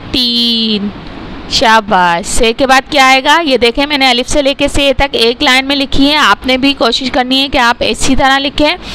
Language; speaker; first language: Urdu; non-native, local second language; Punjabi